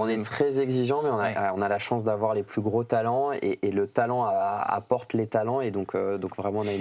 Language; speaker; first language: French; native; French